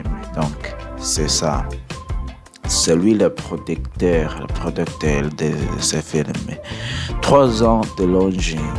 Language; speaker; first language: French; non-native, learner; English